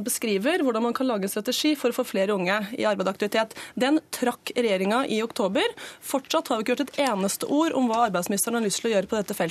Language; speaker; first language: Norwegian; native; Norwegian